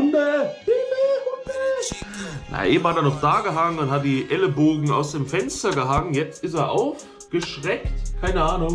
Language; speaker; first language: German; native; German